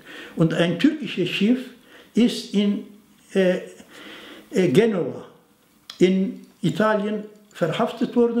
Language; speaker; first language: German; non-native, fluent; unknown